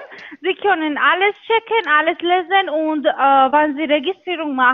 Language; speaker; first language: German; non-native, learner; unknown